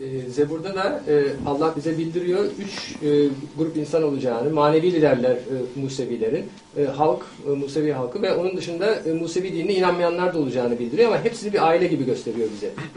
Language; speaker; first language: Turkish; native; Turkish